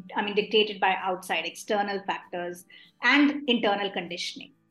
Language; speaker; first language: English; non-native, local second language; Hindi